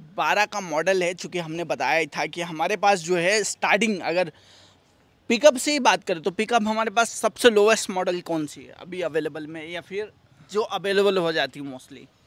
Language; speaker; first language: Hindi; native; Hindi